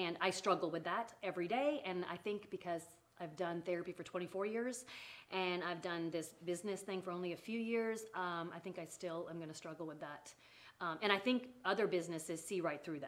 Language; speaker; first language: English; native; English